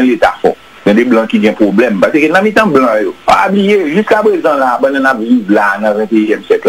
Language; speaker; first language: French; non-native, local second language; Haitian Creole